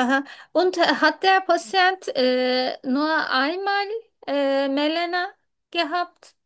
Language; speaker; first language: German; non-native, learner; Turkish